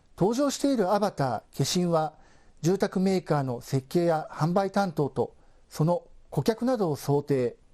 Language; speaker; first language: Japanese; native; Japanese